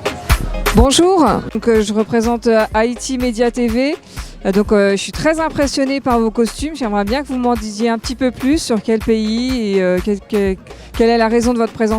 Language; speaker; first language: French; native; French